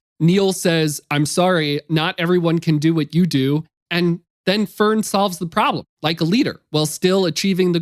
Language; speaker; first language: English; native; English